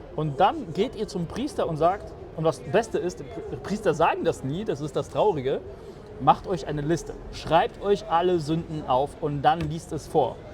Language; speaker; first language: German; early bilingual, other home language; Polish